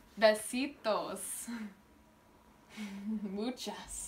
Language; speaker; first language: Spanish; non-native, learner; English